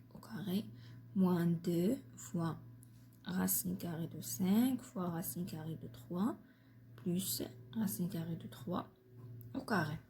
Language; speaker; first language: French; non-native, local second language; Arabic